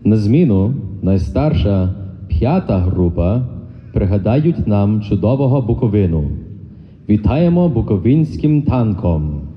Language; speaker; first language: Ukrainian; early bilingual, other home language; English